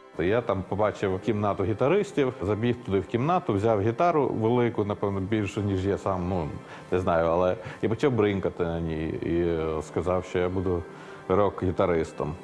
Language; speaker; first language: Ukrainian; early bilingual, heritage; Finnish